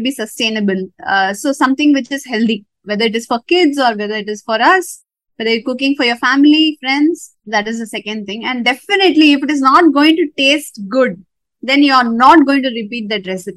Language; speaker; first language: English; non-native, local second language; Tamil